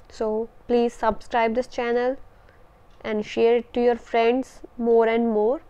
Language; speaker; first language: English; non-native, local second language; Punjabi